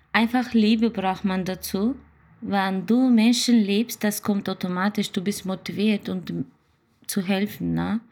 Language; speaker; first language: German; non-native, learner; Turkish